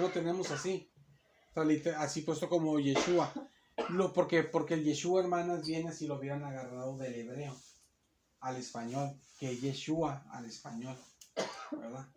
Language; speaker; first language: Spanish; native; Spanish